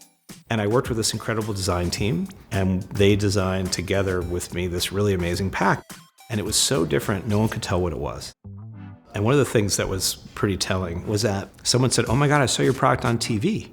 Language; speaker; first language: English; native; English